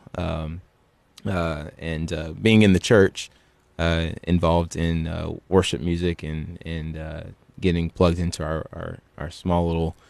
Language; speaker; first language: English; native; English